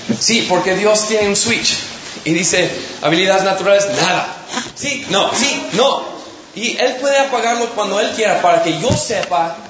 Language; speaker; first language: Spanish; non-native, fluent; English